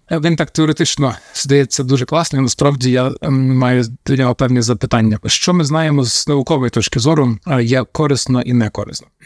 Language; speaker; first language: Ukrainian; native; Ukrainian